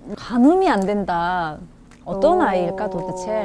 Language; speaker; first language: Korean; native; Korean